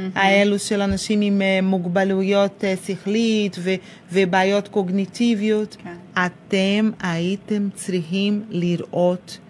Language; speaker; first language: Hebrew; non-native, fluent; Portuguese